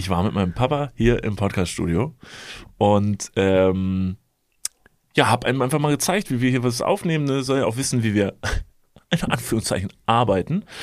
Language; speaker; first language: German; native; German